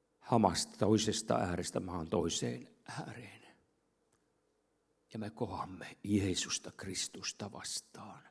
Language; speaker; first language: Finnish; native; Finnish